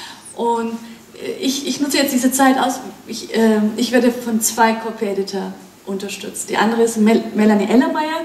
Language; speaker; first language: German; non-native, fluent; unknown